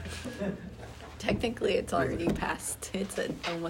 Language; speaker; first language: English; native; English